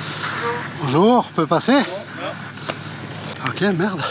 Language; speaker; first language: French; native; French